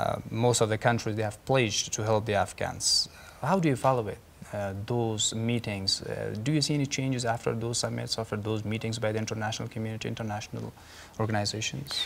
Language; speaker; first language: English; non-native, fluent; Persian